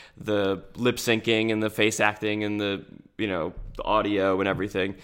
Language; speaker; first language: English; native; English